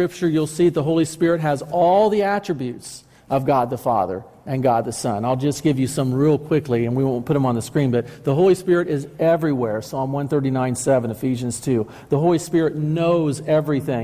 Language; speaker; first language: English; native; English